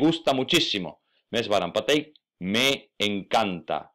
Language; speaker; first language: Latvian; non-native, fluent; Spanish